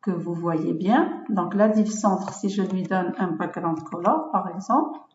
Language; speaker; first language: French; non-native, local second language; Arabic